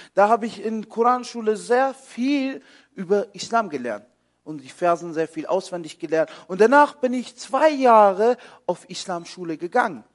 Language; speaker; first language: German; early bilingual, other home language; Kurdish